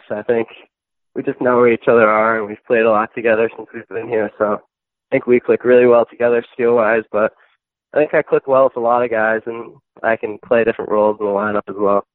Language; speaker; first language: English; native; English